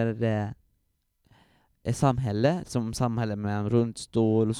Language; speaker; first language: Swedish; early bilingual, other home language; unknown